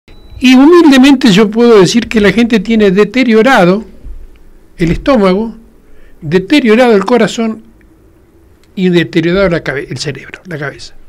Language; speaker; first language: Spanish; native; Spanish